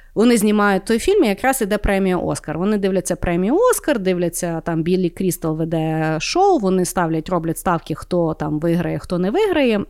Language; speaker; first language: Ukrainian; native; Ukrainian